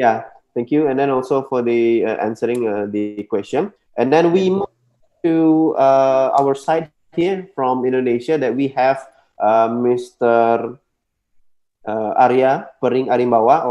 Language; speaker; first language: English; non-native, local second language; Indonesian